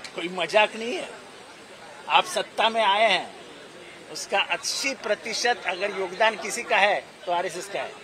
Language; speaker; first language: Hindi; non-native, local second language; Marathi